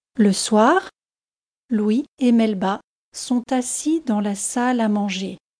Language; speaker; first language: French; native; French